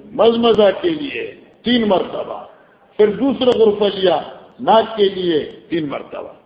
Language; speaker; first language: Urdu; non-native, local second language; Northern Hindko